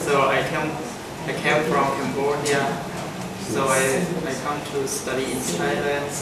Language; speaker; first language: English; non-native, learner; Khmer